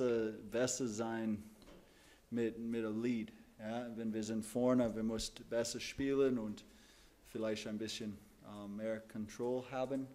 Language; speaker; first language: German; non-native, learner; English